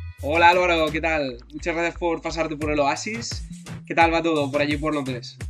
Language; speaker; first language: Spanish; native; Spanish